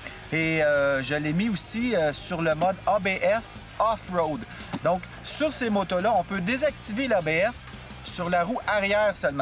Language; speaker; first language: French; native; French